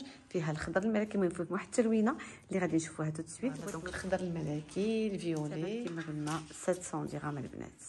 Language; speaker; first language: Arabic; native; Arabic